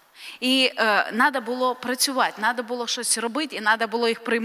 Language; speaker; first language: Polish; non-native, learner; Ukrainian